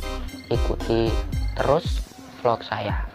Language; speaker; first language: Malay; non-native, local second language; Javanese